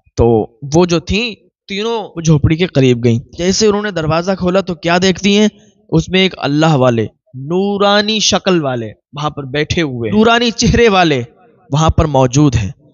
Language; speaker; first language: Urdu; native; Urdu